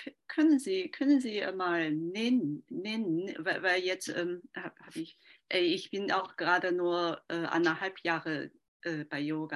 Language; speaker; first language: German; non-native, learner; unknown